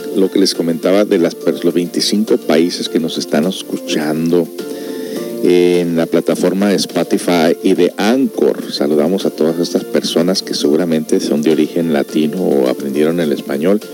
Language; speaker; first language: Spanish; early bilingual, heritage; Spanish